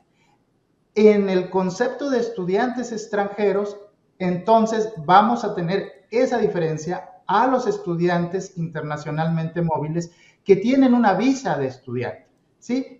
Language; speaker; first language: Spanish; native; Spanish